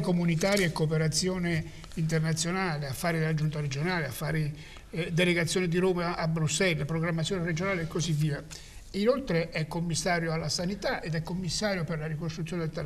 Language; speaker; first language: Italian; native; Italian